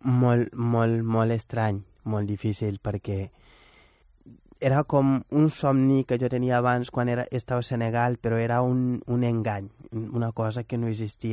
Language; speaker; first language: Catalan; non-native, fluent; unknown